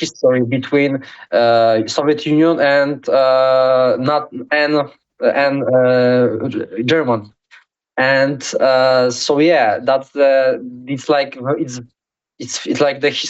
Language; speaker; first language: English; non-native, learner; Polish